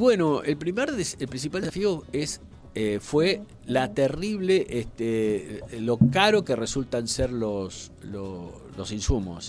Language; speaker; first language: Spanish; native; Spanish